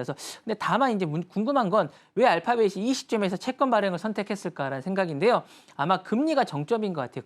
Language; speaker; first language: Korean; native; Korean